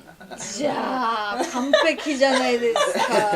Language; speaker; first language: Japanese; non-native, fluent; Polish